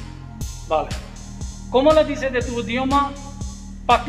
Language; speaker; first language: Spanish; non-native, learner; Urdu